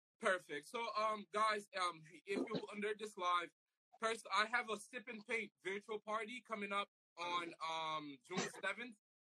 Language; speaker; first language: English; non-native, fluent; Haitian Creole